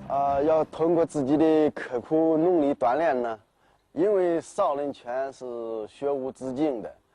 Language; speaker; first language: Chinese; native; Chinese